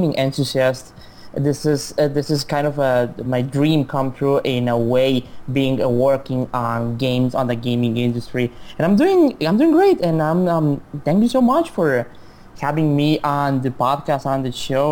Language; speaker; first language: English; non-native, fluent; Spanish